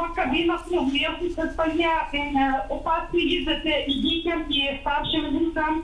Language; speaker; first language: Ukrainian; native; Ukrainian